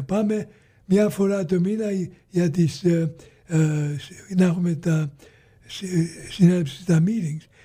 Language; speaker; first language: Greek; early bilingual, other home language; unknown